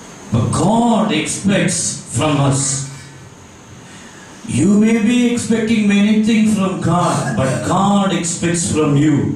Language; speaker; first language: English; non-native, local second language; Tamil